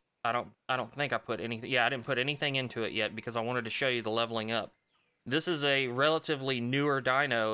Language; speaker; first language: English; native; English